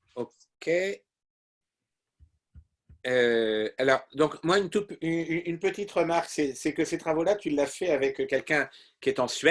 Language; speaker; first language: French; native; French